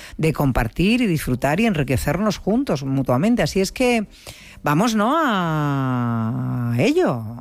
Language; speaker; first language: Spanish; native; Spanish